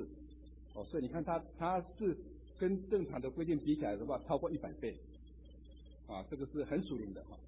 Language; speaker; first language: Chinese; native; Chinese